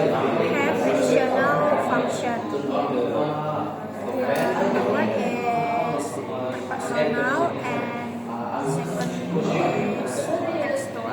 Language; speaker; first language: English; non-native, learner; Indonesian